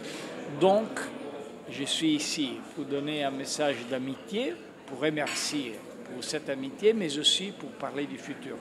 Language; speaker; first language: French; non-native, fluent; Italian